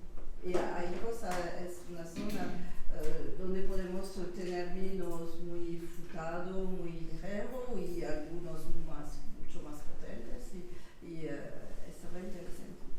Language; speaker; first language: Spanish; non-native, learner; French